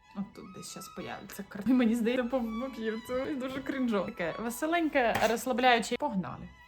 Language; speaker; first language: Ukrainian; non-native, local second language; Russian